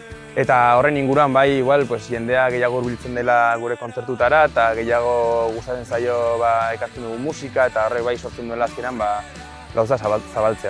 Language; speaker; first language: Basque; native; Basque